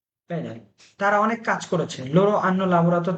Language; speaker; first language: Italian; non-native, fluent; Bangla